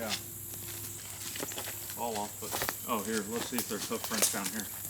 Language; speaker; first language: English; native; English